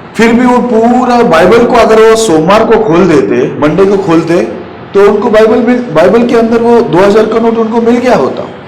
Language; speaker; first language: Hindi; non-native, local second language; Marathi